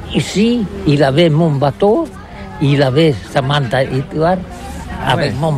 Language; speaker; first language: French; non-native, learner; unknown